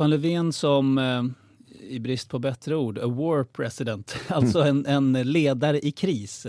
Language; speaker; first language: Swedish; native; Swedish